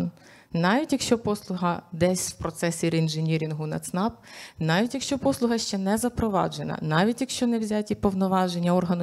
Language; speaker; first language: Ukrainian; native; Ukrainian